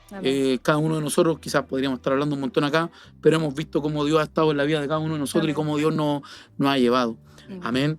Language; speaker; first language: Spanish; native; Spanish